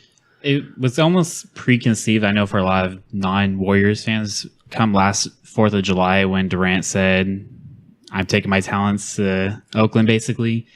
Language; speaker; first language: English; native; English